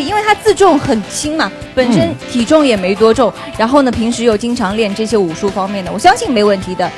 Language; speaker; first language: Chinese; native; Chinese